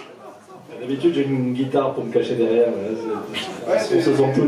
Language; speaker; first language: French; native; French